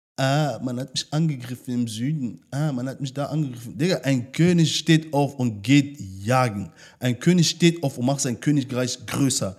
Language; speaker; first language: German; early bilingual, other home language; French